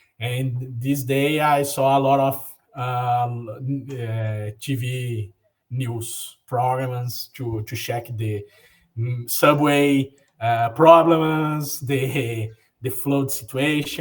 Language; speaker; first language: English; non-native, learner; Portuguese